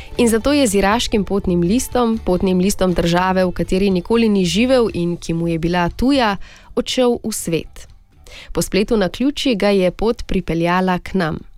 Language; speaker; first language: Slovenian; native; Slovenian